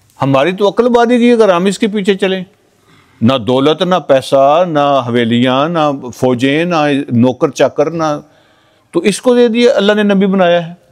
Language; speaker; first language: Urdu; non-native, local second language; Punjabi